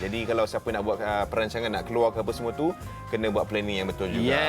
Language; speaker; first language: Malay; native; Malay